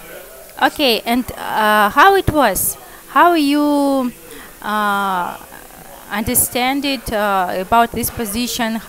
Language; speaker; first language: English; non-native, learner; Russian